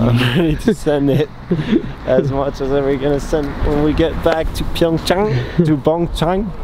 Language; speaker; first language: English; non-native, fluent; French